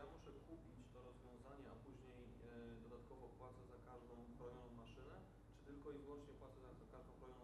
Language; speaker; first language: Polish; native; Polish